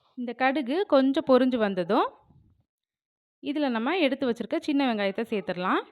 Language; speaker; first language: Tamil; native; Tamil